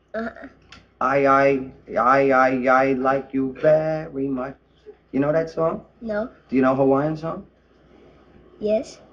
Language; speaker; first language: English; native; English